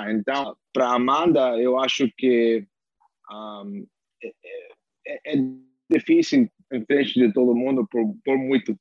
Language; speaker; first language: Portuguese; non-native, learner; English